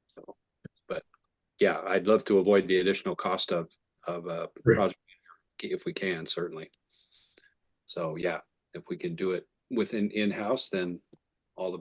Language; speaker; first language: English; native; English